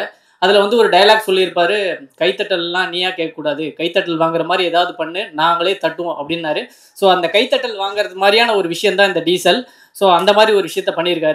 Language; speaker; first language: Tamil; native; Tamil